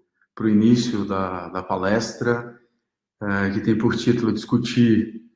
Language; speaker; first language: Portuguese; native; Portuguese